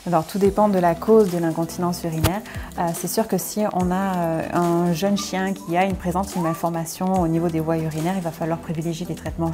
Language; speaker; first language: French; native; French